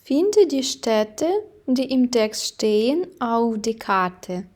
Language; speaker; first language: German; non-native, fluent; Ukrainian